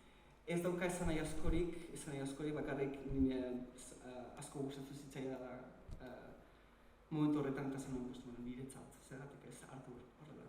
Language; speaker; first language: Basque; early bilingual, other home language; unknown